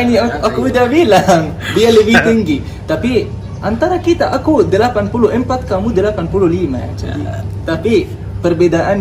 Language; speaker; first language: Indonesian; non-native, fluent; Arabic